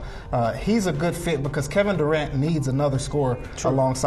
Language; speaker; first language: English; native; English